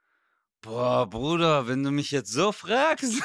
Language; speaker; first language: German; native; German